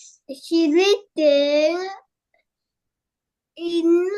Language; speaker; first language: English; non-native, learner; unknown